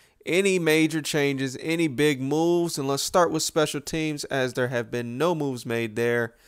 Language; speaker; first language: English; native; English